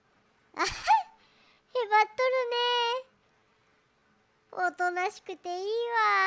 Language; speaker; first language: Japanese; native; Japanese